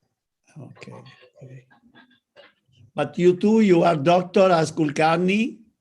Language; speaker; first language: English; non-native, learner; Italian